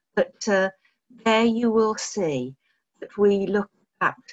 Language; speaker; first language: English; native; English